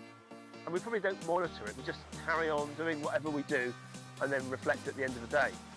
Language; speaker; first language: English; native; English